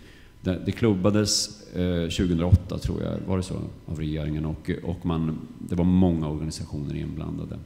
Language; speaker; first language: Swedish; native; Swedish